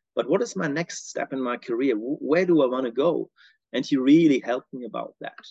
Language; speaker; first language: English; non-native, fluent; German